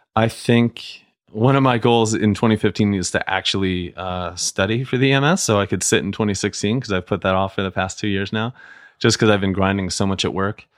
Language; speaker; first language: English; native; English